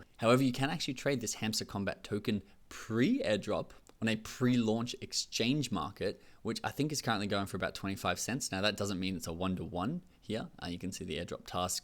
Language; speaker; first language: English; native; English